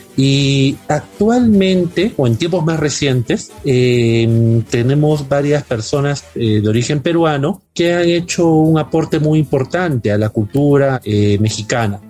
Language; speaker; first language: Spanish; native; Spanish